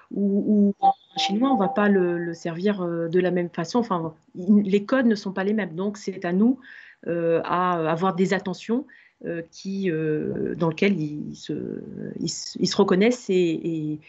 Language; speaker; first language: French; native; French